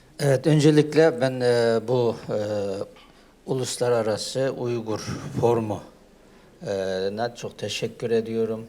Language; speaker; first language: Turkish; non-native, fluent; Uyghur